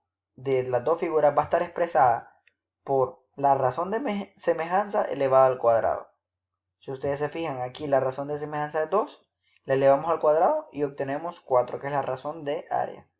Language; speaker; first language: Spanish; native; Spanish